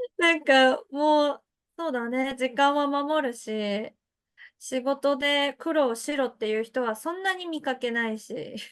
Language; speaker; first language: Japanese; early bilingual, other home language; Chinese